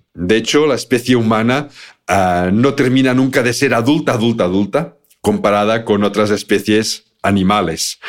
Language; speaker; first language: Spanish; native; Spanish